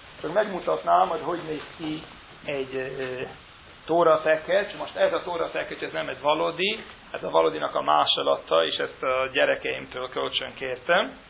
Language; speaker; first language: Hungarian; non-native, fluent; English